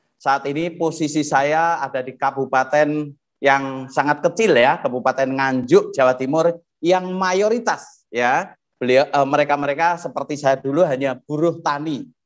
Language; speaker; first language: Indonesian; non-native, local second language; Javanese